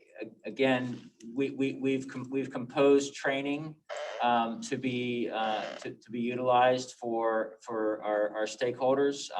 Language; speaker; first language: English; native; English